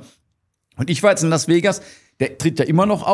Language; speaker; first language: German; native; German